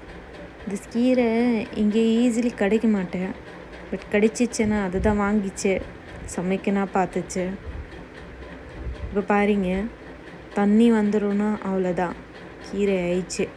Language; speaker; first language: Tamil; non-native, learner; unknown